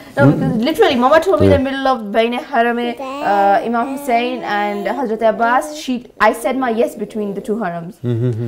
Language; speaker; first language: English; native; English